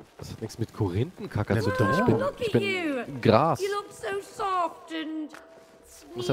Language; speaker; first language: German; native; German